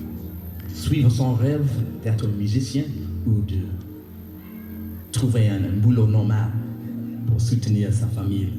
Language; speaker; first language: French; non-native, learner; English